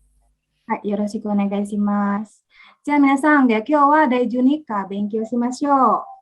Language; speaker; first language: Japanese; non-native, fluent; Indonesian